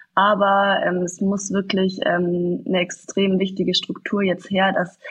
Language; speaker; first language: German; native; German